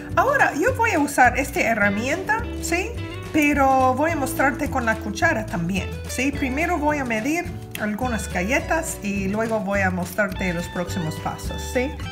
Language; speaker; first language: Spanish; non-native, fluent; English